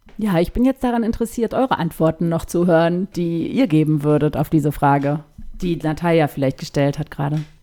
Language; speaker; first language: German; native; German